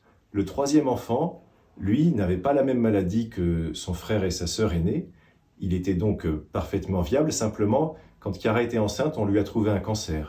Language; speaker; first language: French; native; French